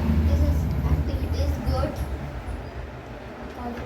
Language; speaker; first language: English; non-native, learner; Hindi